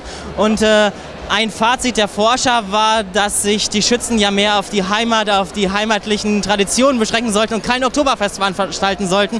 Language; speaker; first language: German; native; German